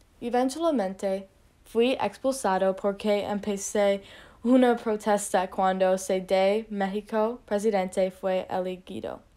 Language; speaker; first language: Spanish; non-native, learner; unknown